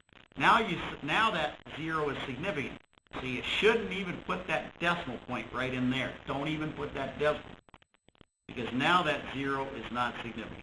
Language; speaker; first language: English; native; English